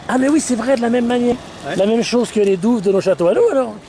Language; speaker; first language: French; native; French